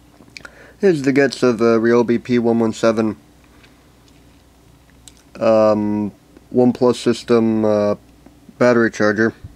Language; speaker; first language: English; native; English